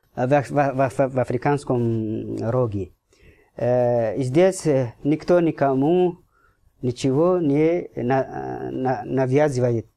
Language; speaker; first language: Russian; non-native, fluent; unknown